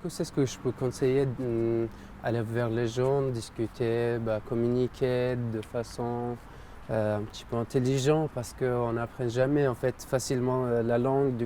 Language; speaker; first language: French; non-native, fluent; Persian